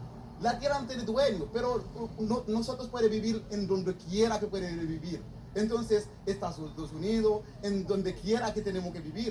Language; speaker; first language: Spanish; non-native, learner; Haitian Creole